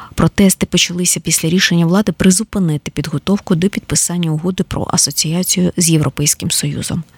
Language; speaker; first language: Ukrainian; native; Ukrainian